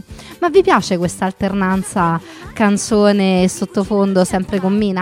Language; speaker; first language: Italian; native; Italian